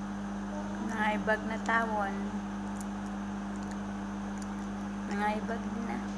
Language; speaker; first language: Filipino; non-native, local second language; Cebuano